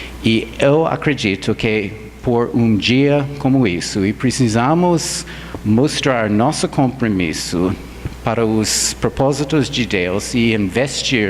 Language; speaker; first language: Portuguese; non-native, fluent; English